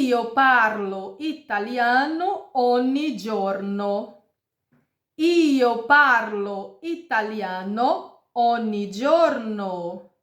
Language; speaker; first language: Italian; non-native, fluent; Portuguese